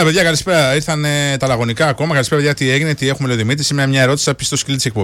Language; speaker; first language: Greek; native; Greek